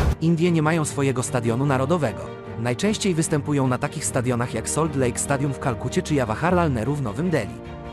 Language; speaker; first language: Polish; native; Polish